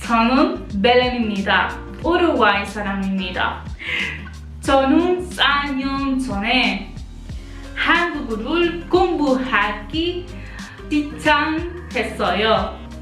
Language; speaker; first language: Korean; non-native, learner; Spanish